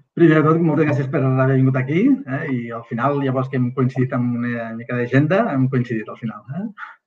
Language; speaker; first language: Catalan; native; Catalan